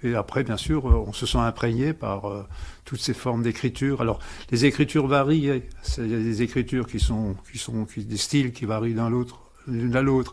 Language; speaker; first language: French; non-native, local second language; Swiss German